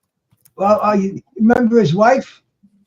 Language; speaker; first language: English; native; English